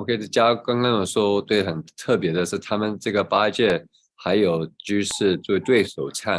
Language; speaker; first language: Chinese; early bilingual, heritage; English